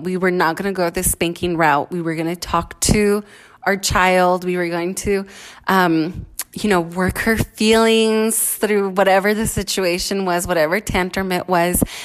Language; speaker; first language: English; early bilingual, other home language; Spanish